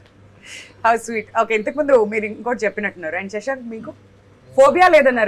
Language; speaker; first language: Telugu; native; Telugu